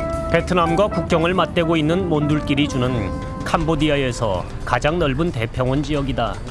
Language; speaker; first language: Korean; native; Korean